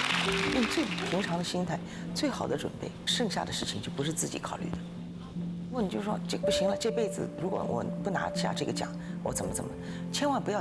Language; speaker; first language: Chinese; native; Chinese